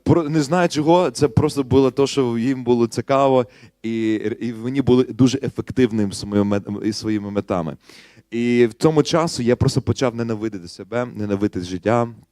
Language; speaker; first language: Ukrainian; non-native, learner; English